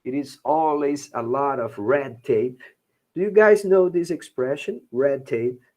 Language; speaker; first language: English; non-native, fluent; Portuguese